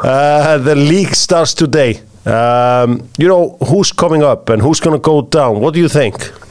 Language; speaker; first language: English; non-native, fluent; Icelandic